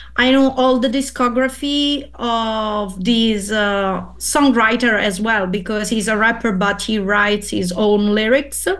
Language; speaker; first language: English; non-native, fluent; Italian